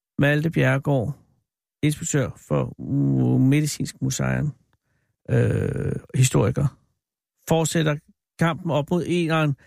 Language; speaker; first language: Danish; native; Danish